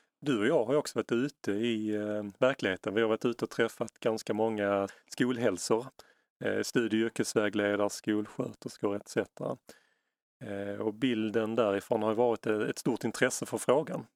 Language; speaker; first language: Swedish; native; Swedish